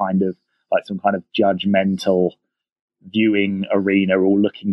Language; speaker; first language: English; native; English